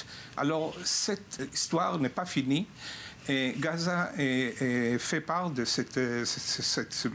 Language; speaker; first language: French; non-native, fluent; Hebrew